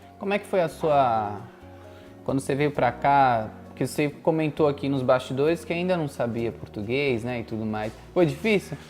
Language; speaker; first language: Portuguese; native; Portuguese